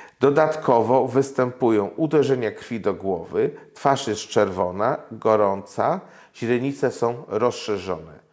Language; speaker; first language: Polish; native; Polish